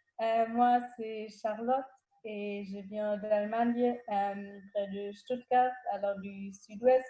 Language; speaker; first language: French; non-native, fluent; German